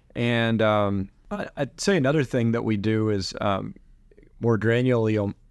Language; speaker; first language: English; native; English